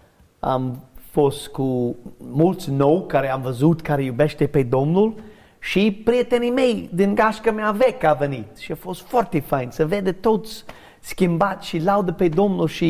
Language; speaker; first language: Romanian; non-native, learner; English